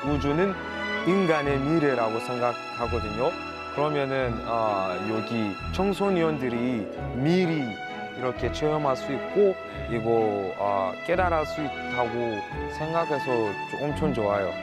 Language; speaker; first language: Korean; non-native, fluent; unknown